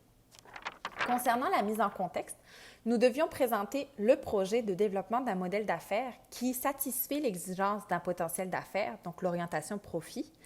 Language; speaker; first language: French; native; French